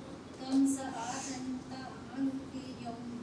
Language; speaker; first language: Arabic; non-native, learner; Urdu